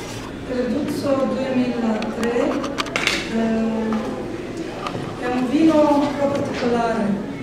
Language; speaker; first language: Italian; non-native, learner; Slovenian